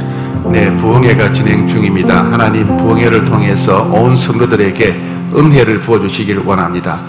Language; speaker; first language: Korean; native; Korean